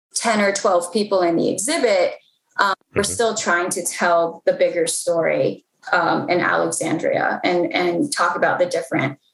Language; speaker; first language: English; native; English